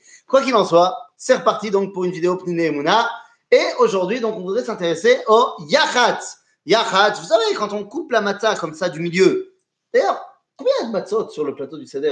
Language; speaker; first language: French; native; French